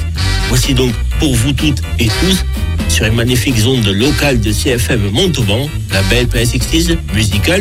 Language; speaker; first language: French; native; French